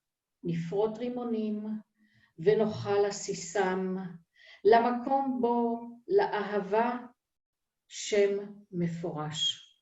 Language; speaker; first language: Hebrew; native; Hebrew